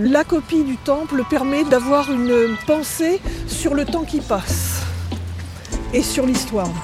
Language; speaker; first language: French; native; French